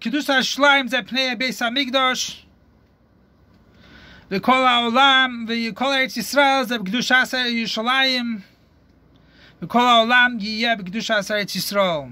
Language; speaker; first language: Hebrew; non-native, fluent; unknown